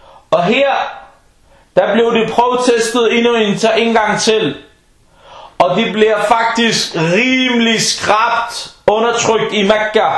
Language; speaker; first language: Danish; early bilingual, other home language; Urdu